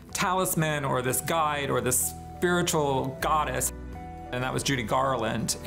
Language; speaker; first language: English; native; English